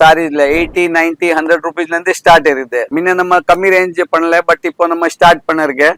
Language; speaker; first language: Tamil; non-native, fluent; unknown